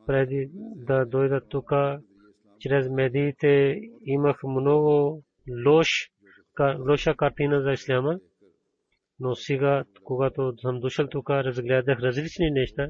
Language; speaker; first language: Bulgarian; non-native, fluent; Urdu